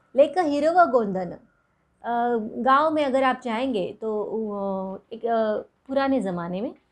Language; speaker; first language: Hindi; non-native, local second language; Marathi